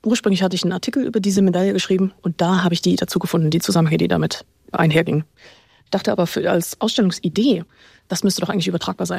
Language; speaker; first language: German; native; German